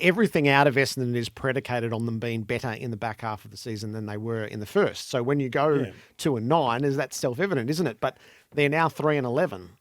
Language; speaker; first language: English; native; English